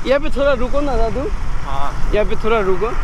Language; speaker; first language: Hindi; non-native, learner; Bangla